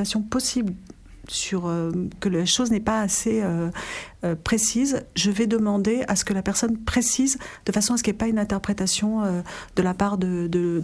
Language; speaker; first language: French; native; French